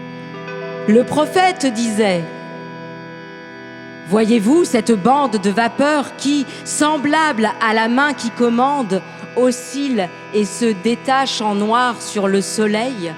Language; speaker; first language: French; native; French